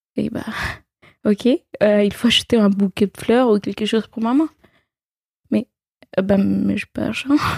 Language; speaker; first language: French; non-native, fluent; Spanish